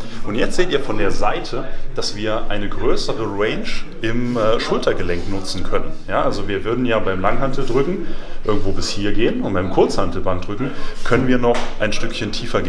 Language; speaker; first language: German; native; German